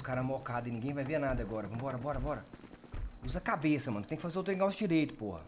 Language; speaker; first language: Portuguese; native; Portuguese